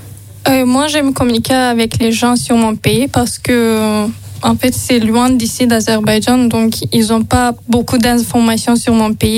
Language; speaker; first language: French; non-native, learner; Azerbaijani